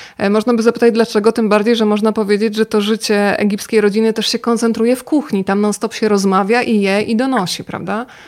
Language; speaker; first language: Polish; native; Polish